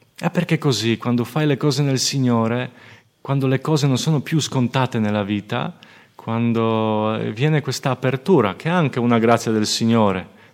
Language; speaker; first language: Italian; non-native, fluent; Polish